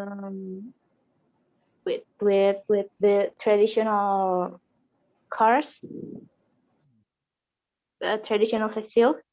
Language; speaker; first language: English; non-native, learner; Indonesian